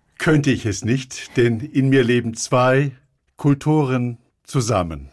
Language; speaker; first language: German; early bilingual, other home language; Turkish